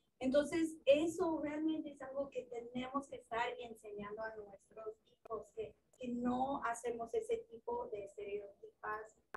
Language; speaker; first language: Spanish; non-native, fluent; English